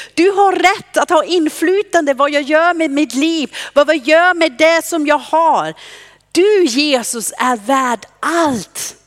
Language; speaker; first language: Swedish; non-native, fluent; German